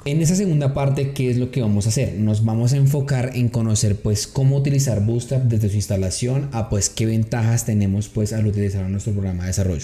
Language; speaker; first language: Spanish; native; Spanish